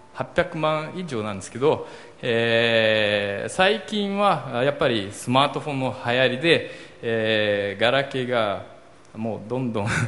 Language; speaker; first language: Japanese; early bilingual, heritage; Portuguese